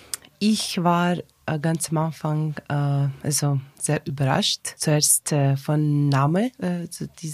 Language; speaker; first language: German; non-native, learner; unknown